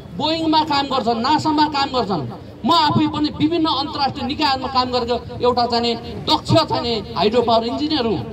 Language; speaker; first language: Nepali; non-native, local second language; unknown